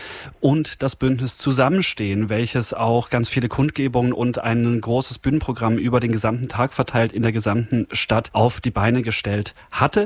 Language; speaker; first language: German; native; German